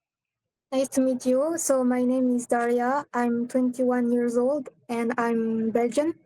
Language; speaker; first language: English; non-native, fluent; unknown